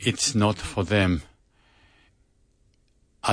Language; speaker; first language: English; non-native, learner; Spanish